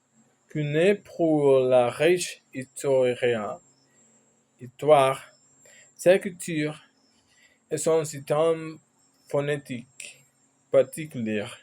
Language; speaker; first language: French; non-native, learner; Spanish